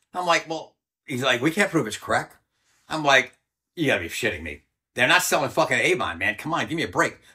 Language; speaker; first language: English; native; English